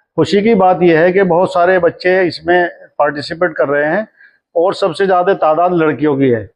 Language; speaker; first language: Hindi; native; Hindi